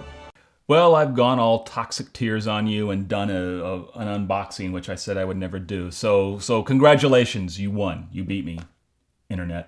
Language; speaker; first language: English; native; English